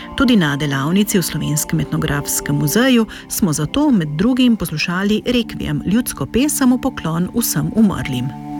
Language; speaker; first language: Slovenian; native; Slovenian